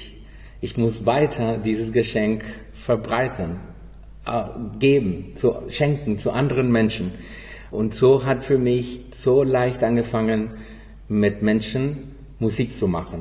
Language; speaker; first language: German; non-native, fluent; Spanish